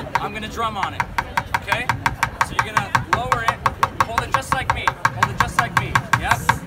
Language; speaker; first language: English; native; English